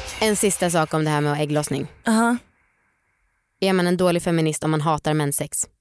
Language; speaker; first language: Swedish; native; Swedish